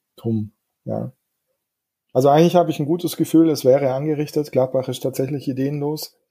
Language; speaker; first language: German; native; German